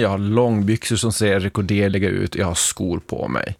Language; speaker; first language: Swedish; native; Swedish